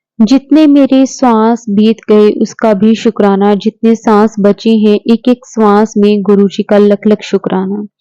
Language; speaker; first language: Hindi; native; Hindi